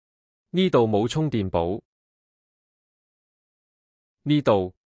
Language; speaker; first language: Cantonese; non-native, learner; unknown